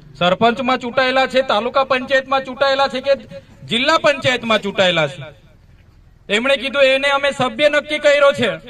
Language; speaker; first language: Gujarati; non-native, local second language; Vasavi